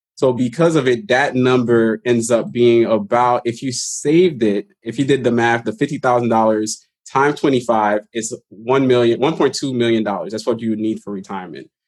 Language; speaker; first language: English; early bilingual, other home language; Haitian Creole